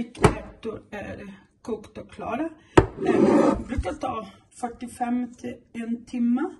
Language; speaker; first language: Swedish; non-native, learner; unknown